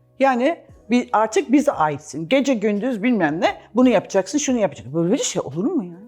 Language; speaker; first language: Turkish; non-native, fluent; English